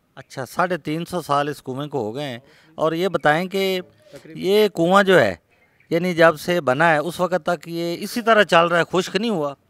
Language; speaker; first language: Urdu; non-native, local second language; Punjabi